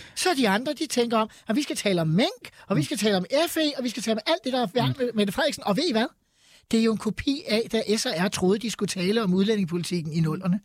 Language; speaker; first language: Danish; native; Danish